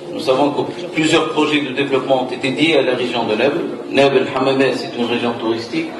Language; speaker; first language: French; non-native, local second language; Arabic